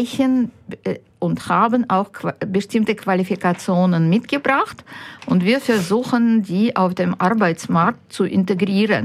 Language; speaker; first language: German; non-native, fluent; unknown